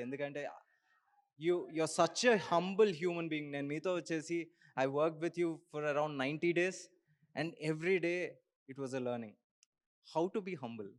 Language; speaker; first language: Telugu; native; Telugu